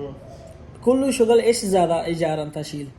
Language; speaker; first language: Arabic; non-native, learner; Urdu